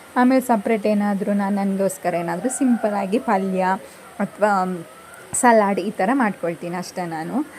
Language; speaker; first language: Kannada; native; Kannada